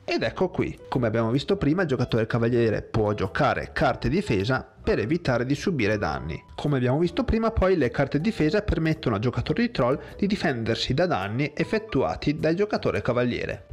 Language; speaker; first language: Italian; native; Italian